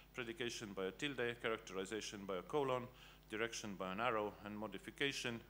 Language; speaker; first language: English; non-native, fluent; Estonian